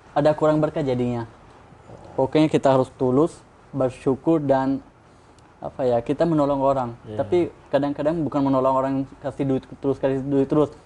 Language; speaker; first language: Indonesian; non-native, fluent; Urdu